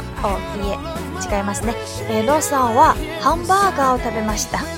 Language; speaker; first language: Japanese; non-native, fluent; Chinese